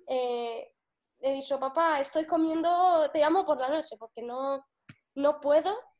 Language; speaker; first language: Spanish; non-native, fluent; Arabic